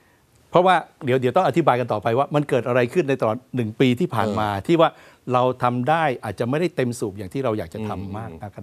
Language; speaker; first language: Thai; native; Thai